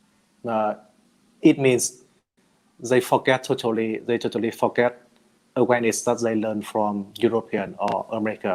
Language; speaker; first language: English; non-native, learner; Vietnamese